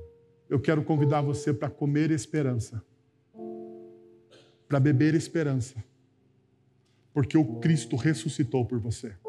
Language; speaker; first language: Portuguese; native; Portuguese